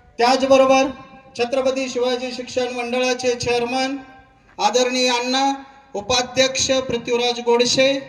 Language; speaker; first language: Marathi; native; Marathi